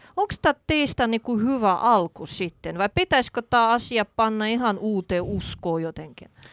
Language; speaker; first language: Finnish; non-native, fluent; Russian